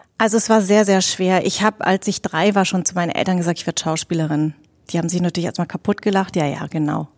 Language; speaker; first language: German; native; German